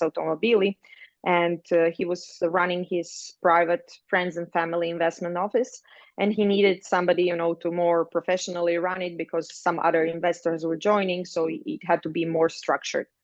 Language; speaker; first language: English; non-native, fluent; Croatian